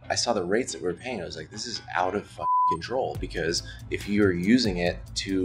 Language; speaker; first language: English; native; English